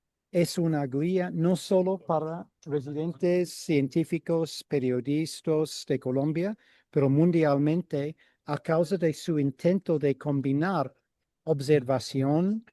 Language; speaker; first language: Spanish; non-native, fluent; English